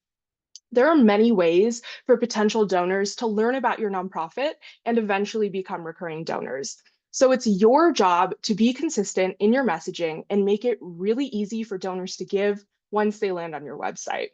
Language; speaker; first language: English; native; English